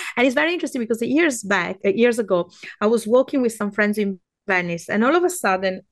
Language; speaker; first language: English; non-native, fluent; Italian